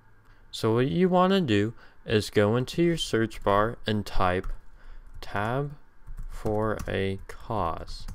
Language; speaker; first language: English; native; English